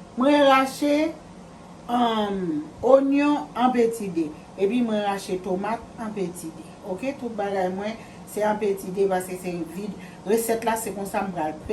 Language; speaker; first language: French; non-native, local second language; Haitian Creole